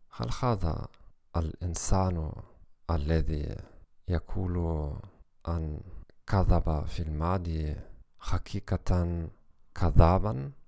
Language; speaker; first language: Arabic; non-native, learner; German